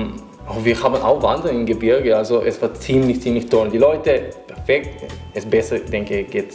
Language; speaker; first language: German; non-native, learner; Slovenian